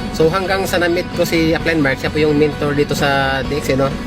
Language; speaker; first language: Filipino; native; Filipino